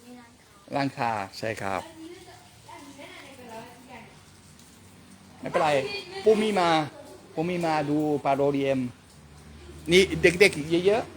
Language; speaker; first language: Thai; non-native, learner; French